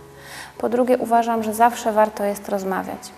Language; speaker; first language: Polish; native; Polish